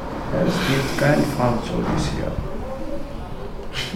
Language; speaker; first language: German; non-native, learner; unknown